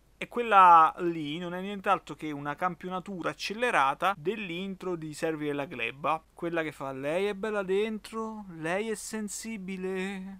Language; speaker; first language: Italian; native; Italian